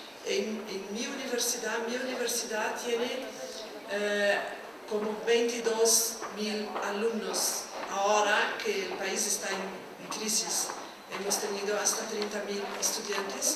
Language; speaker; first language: Spanish; non-native, fluent; Portuguese